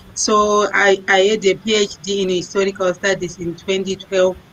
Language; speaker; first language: English; non-native, local second language; Shona